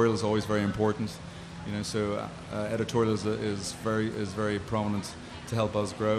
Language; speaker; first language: English; native; English